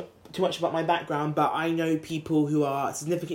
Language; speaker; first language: English; native; English